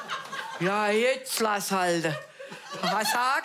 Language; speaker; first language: German; native; German